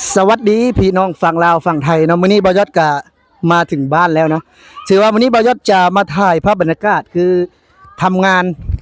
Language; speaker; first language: Lao; native; Lao